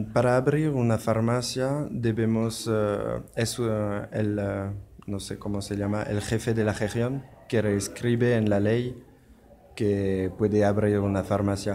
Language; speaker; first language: Spanish; non-native, learner; French